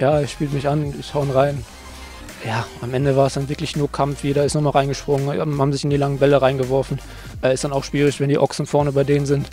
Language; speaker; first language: German; native; German